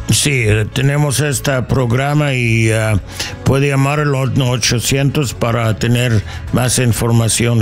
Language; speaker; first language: Spanish; non-native, learner; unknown